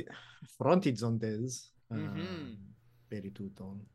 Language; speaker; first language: Greek; non-native, fluent; English